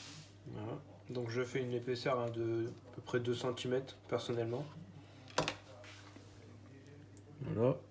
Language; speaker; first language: French; native; French